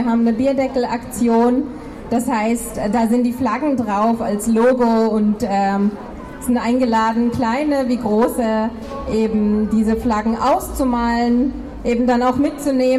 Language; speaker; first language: German; non-native, fluent; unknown